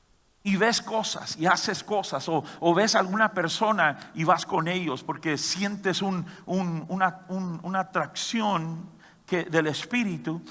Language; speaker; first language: Spanish; native; Spanish